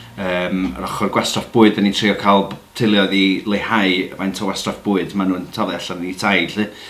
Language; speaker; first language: Welsh; native; Welsh